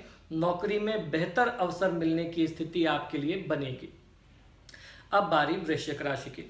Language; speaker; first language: Hindi; native; Hindi